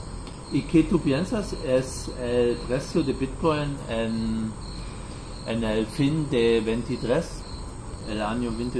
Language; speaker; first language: Spanish; non-native, learner; German